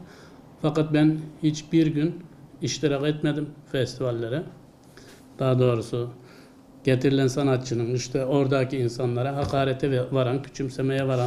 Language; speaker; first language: Turkish; native; Turkish